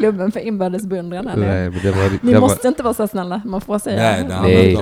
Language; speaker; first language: Swedish; native; Swedish